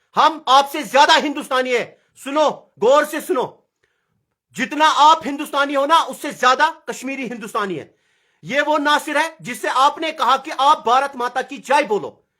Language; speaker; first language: Urdu; non-native, local second language; Kashmiri